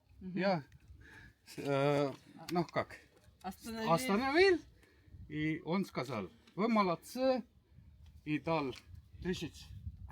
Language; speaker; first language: Russian; non-native, learner; Estonian